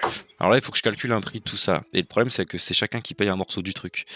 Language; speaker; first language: French; native; French